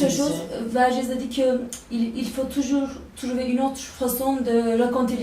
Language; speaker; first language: French; non-native, learner; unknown